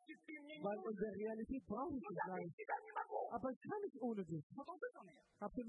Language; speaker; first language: German; non-native, fluent; Russian